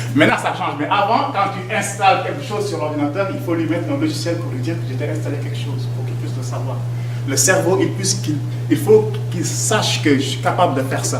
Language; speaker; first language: French; non-native, local second language; Wolof